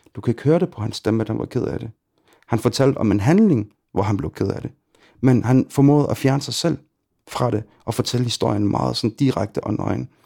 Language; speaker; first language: Danish; early bilingual, other home language; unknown